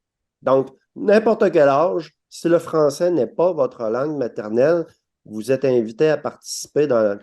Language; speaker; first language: French; native; French